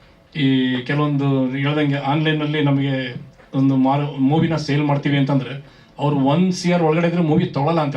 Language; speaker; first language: Kannada; native; Kannada